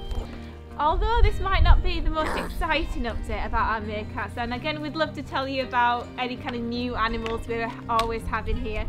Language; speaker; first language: English; native; English